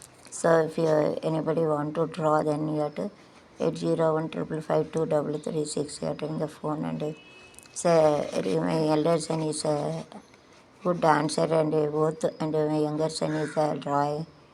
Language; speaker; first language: English; non-native, local second language; Tamil